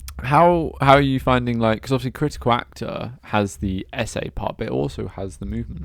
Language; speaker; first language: English; native; English